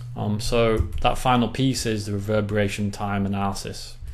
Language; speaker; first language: English; native; English